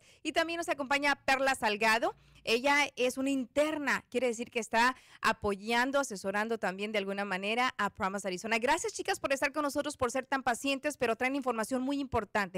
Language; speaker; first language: Spanish; native; Spanish